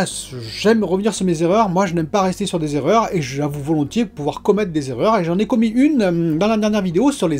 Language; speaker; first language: French; native; French